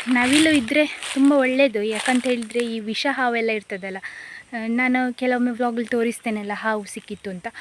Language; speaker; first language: Kannada; native; Kannada